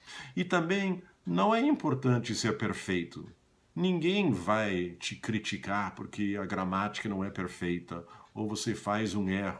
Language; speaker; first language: Portuguese; non-native, fluent; English